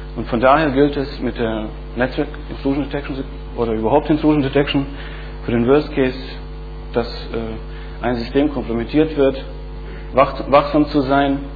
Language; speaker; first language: German; non-native, fluent; Bosnian